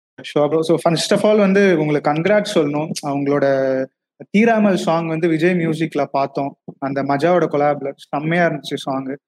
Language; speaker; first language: Tamil; native; Tamil